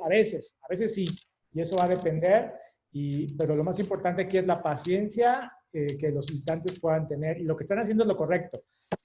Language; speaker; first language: Spanish; native; Spanish